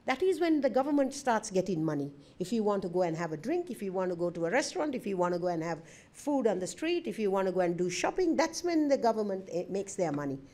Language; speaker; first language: English; non-native, local second language; Sinhala